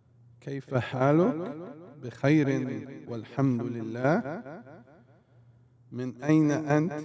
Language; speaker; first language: Arabic; non-native, learner; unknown